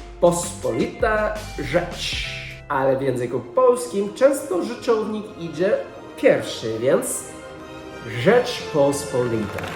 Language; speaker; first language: Polish; non-native, fluent; English